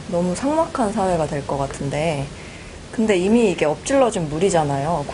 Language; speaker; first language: Korean; native; Korean